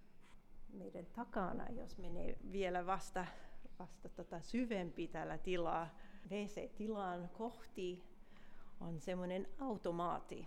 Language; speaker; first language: Finnish; non-native, fluent; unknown